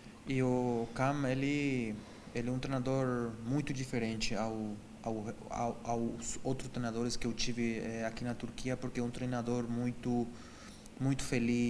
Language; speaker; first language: Portuguese; non-native, fluent; Spanish